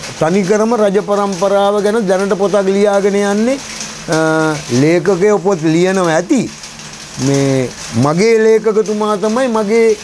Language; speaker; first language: Sinhala; native; Sinhala